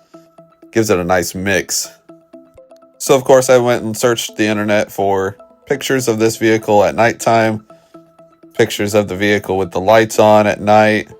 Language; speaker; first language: English; native; English